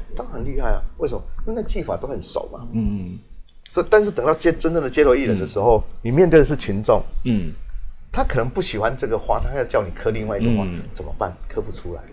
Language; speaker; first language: Chinese; native; Chinese